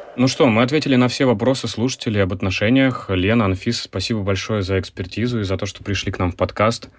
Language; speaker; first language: Russian; native; Russian